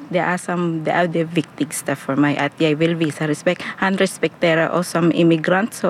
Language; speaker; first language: Norwegian; non-native, fluent; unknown